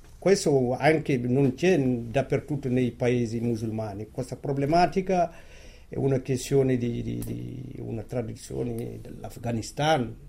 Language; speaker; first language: Italian; non-native, fluent; Wolof